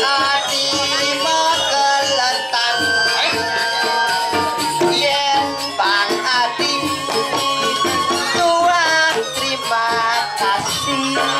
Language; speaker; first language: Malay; non-native, local second language; Balinese